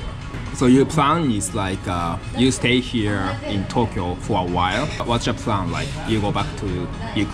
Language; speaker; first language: English; non-native, fluent; Japanese